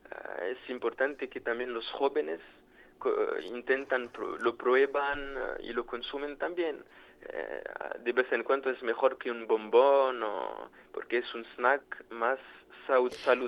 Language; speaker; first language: Spanish; non-native, fluent; French